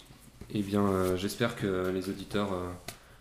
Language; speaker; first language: French; native; French